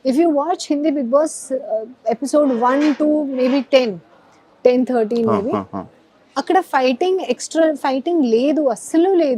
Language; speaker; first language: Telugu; non-native, learner; Hindi